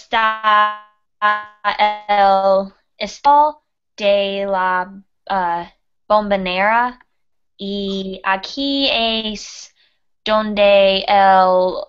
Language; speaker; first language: Spanish; non-native, learner; English